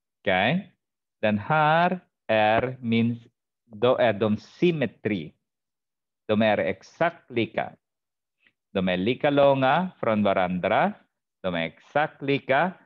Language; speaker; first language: Swedish; non-native, fluent; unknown